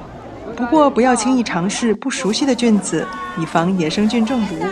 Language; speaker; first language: Chinese; native; Chinese